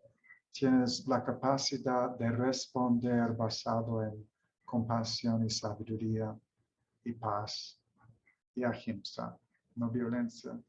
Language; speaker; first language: Spanish; non-native, fluent; English